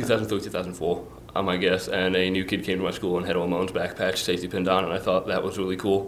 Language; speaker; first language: English; native; English